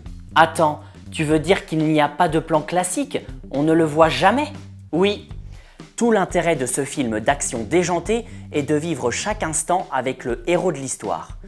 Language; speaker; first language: French; native; French